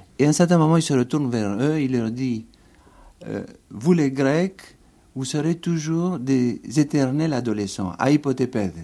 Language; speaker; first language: French; non-native, fluent; Greek